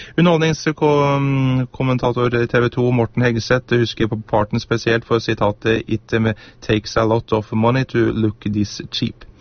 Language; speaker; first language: Norwegian; native; Norwegian